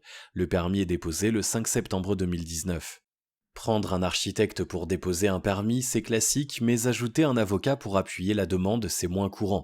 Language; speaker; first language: French; native; French